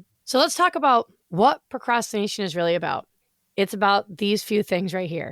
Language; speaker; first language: English; native; English